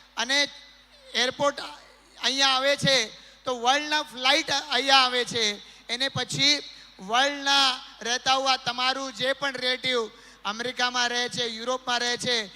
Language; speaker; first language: Gujarati; non-native, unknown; Marathi